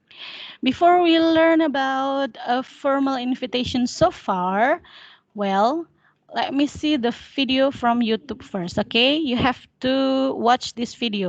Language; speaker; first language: English; non-native, fluent; Indonesian